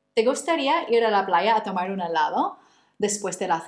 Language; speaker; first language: Spanish; non-native, fluent; English